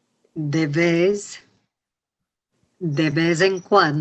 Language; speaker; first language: Spanish; non-native, learner; English